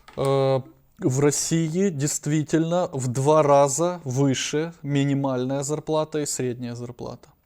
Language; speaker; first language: Russian; non-native, local second language; Ukrainian